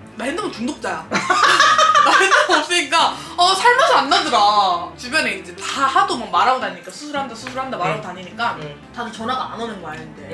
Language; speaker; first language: Korean; native; Korean